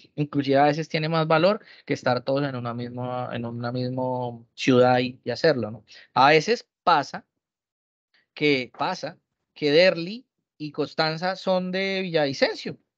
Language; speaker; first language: Spanish; native; Spanish